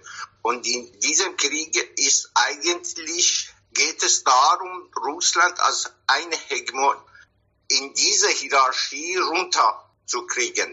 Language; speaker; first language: German; non-native, fluent; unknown